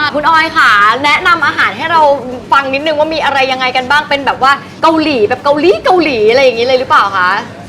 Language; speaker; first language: Thai; native; Thai